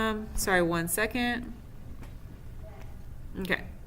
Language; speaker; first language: English; native; English